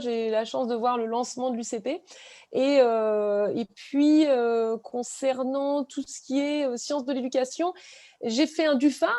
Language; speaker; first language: French; native; French